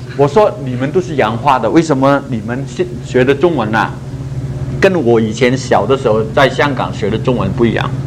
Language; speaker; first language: Chinese; non-native, local second language; Cantonese